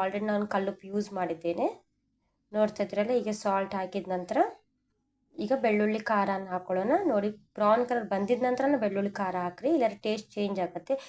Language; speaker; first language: Kannada; non-native, local second language; Telugu